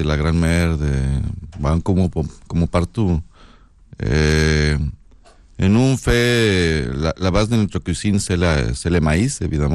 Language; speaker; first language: French; non-native, learner; Spanish